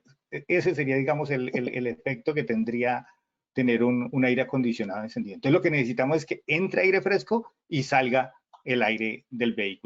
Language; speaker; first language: Spanish; native; Spanish